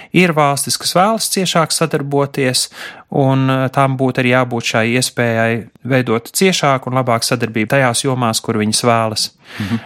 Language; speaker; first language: Latvian; native; Latvian